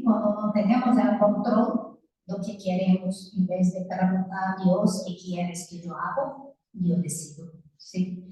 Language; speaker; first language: Spanish; non-native, learner; Portuguese